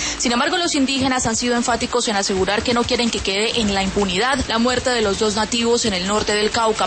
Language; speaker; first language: Spanish; native; Spanish